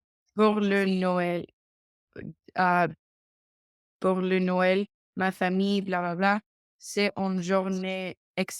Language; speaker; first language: French; non-native, learner; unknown